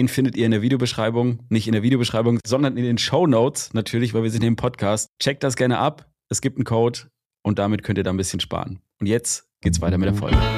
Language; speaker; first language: German; native; German